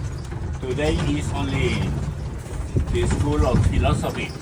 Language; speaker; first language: English; non-native, learner; Spanish